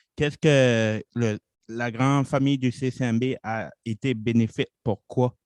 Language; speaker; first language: French; native; French